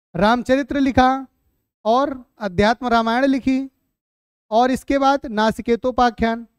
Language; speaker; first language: Hindi; native; Hindi